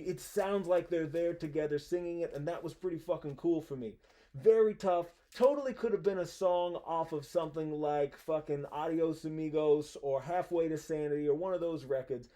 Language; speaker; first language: English; native; English